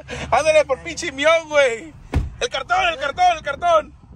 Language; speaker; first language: Spanish; early bilingual, heritage; Spanish